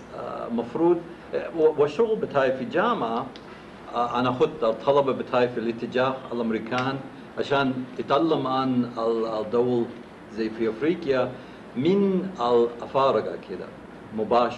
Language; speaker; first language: Arabic; non-native, fluent; English